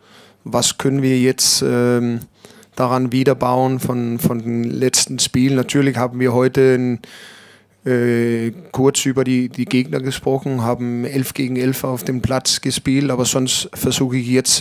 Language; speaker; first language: German; non-native, learner; Danish